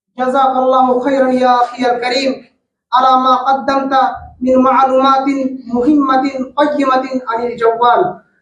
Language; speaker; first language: Arabic; non-native, fluent; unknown